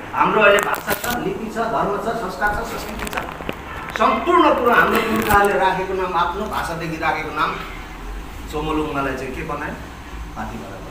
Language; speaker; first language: Nepali; non-native, local second language; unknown